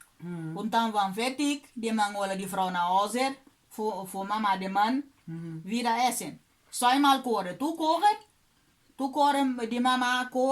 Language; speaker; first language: German; non-native, learner; Kabuverdianu